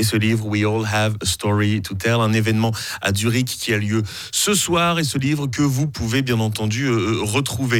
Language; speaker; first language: French; native; French